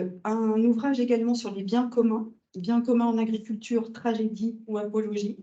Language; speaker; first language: French; native; French